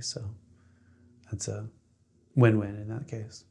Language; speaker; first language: English; native; English